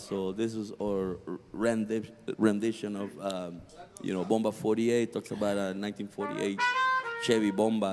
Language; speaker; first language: English; early bilingual, other home language; Spanish